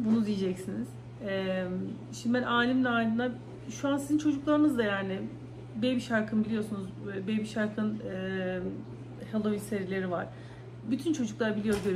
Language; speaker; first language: Turkish; native; Turkish